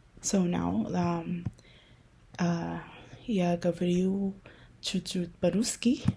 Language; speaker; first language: Russian; non-native, learner; Min Nan Chinese